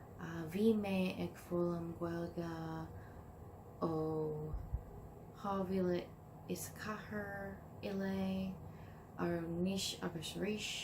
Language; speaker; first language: Irish; non-native, learner; English